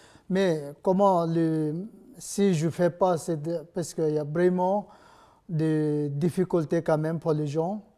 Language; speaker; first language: French; non-native, learner; Nepali